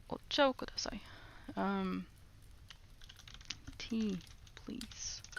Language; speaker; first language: Japanese; non-native, learner; English